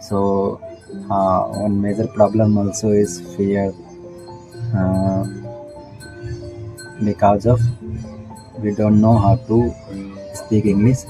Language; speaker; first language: English; non-native, learner; Hindi